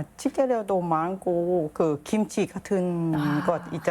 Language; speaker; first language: Korean; non-native, learner; Thai